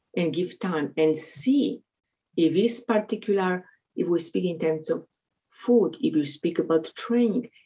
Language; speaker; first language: English; non-native, fluent; Polish